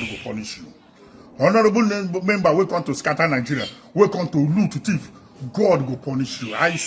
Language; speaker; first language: Nigerian Pidgin; non-native, local second language; Igbo